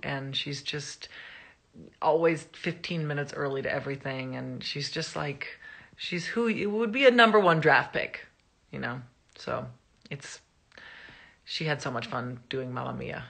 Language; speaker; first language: English; early bilingual, other home language; Spanish